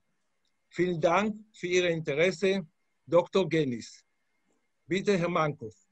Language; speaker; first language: German; non-native, fluent; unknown